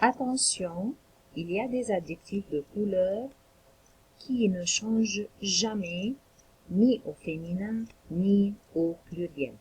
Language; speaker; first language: French; non-native, local second language; Arabic